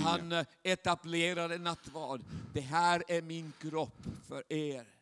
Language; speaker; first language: Swedish; non-native, fluent; Chinese